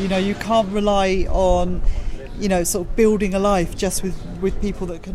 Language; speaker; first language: English; native; English